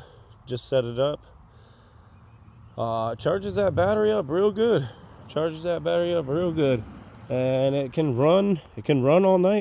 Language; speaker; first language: English; native; English